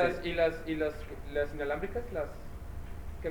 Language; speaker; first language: Spanish; non-native, fluent; English